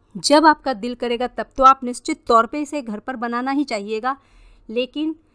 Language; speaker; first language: Hindi; native; Hindi